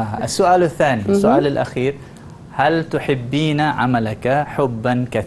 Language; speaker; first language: Arabic; non-native, fluent; Malay